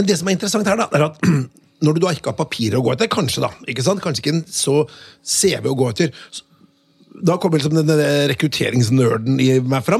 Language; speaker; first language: Norwegian; native; Norwegian